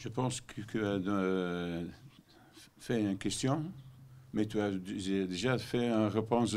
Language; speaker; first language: French; non-native, learner; Dutch